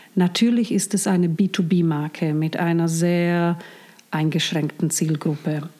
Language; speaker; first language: German; non-native, fluent; Slovak